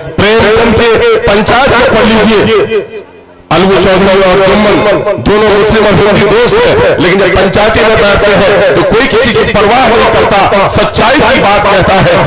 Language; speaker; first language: Urdu; native; Urdu